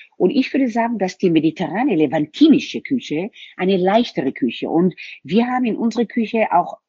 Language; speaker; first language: German; non-native, fluent; Hebrew